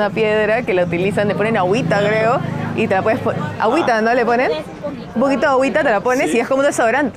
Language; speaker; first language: Spanish; native; Spanish